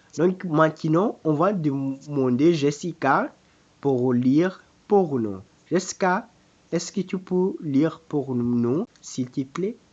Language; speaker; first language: French; non-native, fluent; Portuguese